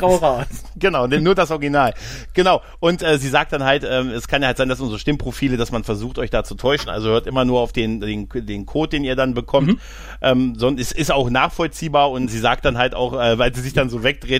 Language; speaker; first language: German; native; German